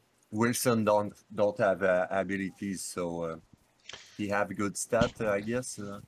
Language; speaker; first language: English; non-native, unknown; French